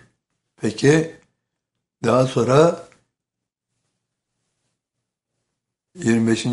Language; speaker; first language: Turkish; native; Turkish